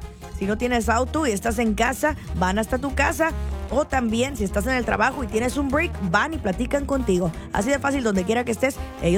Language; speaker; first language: Spanish; native; Spanish